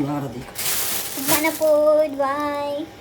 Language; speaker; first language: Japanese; non-native, learner; Cebuano